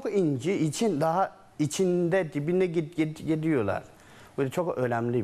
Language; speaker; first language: Turkish; non-native, learner; Chinese